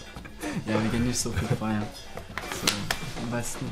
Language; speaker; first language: German; non-native, learner; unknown